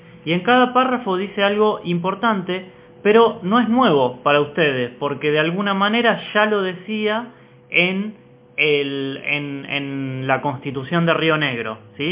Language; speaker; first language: Spanish; native; Spanish